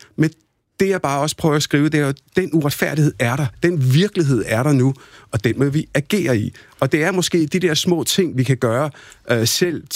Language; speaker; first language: Danish; early bilingual, other home language; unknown